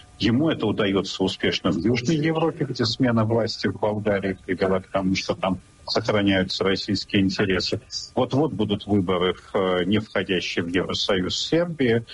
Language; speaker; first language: Russian; non-native, local second language; Lithuanian